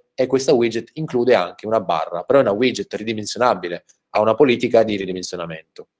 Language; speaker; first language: Italian; native; Italian